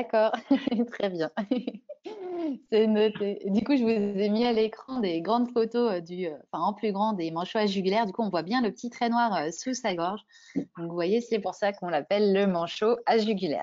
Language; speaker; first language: French; native; French